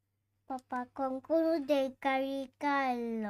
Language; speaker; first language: Italian; early bilingual, heritage; Italian